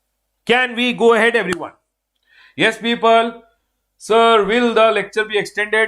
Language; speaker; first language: English; non-native, local second language; Hindi